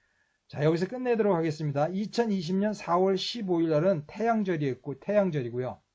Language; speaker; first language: Korean; native; Korean